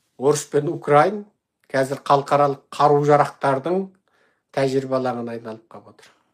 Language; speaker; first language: Kazakh; native; Kazakh